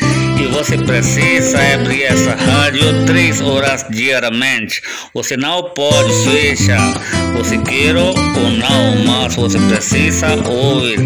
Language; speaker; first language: Portuguese; non-native, learner; Hindi